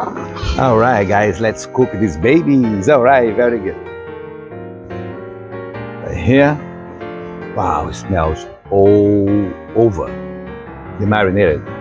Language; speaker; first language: English; non-native, fluent; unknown